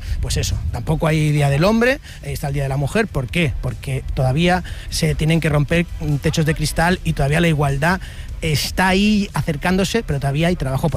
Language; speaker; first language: Spanish; native; Spanish